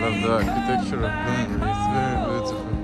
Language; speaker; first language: English; non-native, local second language; Bangla